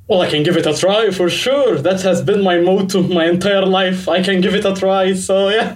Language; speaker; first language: English; non-native, fluent; Arabic